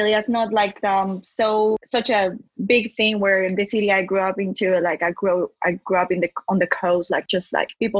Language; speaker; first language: English; non-native, fluent; Spanish